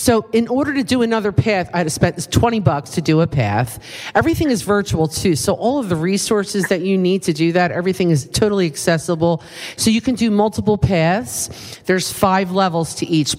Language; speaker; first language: English; native; English